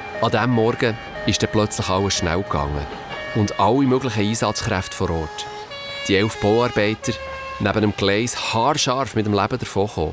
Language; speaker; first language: German; native; German